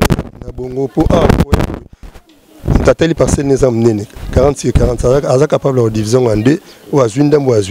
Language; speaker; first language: French; non-native, local second language; Lingala